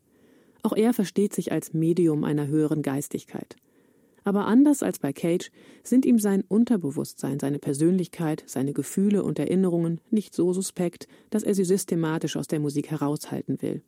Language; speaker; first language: German; native; German